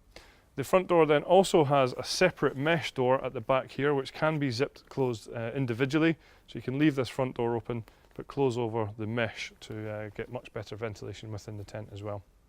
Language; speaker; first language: English; native; English